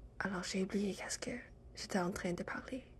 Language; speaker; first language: French; non-native, learner; English